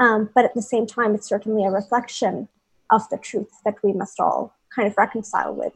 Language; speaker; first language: English; non-native, local second language; Hindi